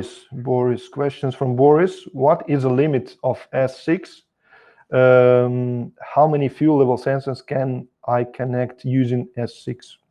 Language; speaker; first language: English; non-native, fluent; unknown